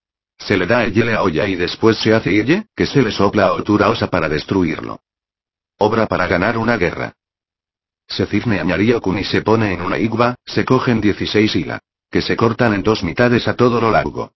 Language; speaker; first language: Spanish; native; Spanish